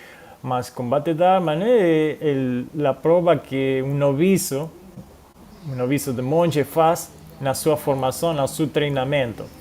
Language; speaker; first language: Portuguese; non-native, fluent; Spanish